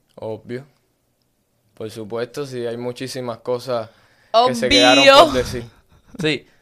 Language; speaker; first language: Spanish; native; Spanish